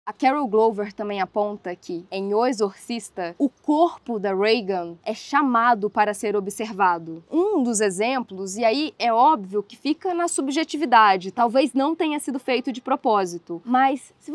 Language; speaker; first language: Portuguese; native; Portuguese